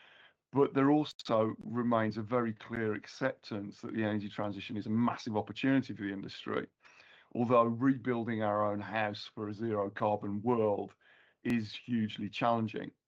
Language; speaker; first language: English; native; English